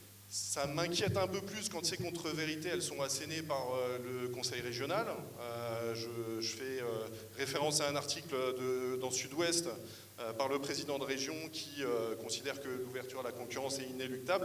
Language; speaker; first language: French; native; French